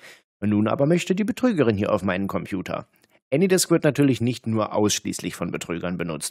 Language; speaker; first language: German; native; German